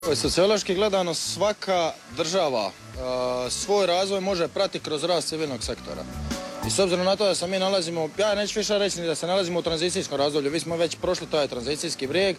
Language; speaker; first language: Serbian; native; Serbian